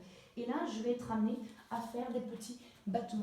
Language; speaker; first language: French; native; French